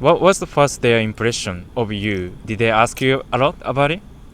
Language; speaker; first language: English; non-native, fluent; Japanese